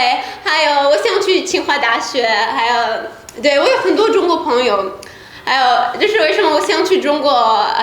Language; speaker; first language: Chinese; non-native, learner; Persian